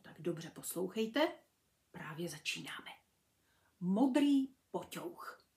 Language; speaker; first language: Czech; native; Czech